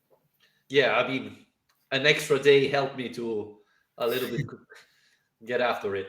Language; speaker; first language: English; non-native, fluent; Italian